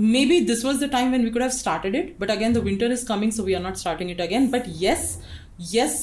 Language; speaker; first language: English; non-native, local second language; Hindi